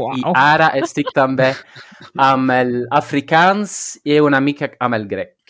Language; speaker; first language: Catalan; non-native, learner; Dutch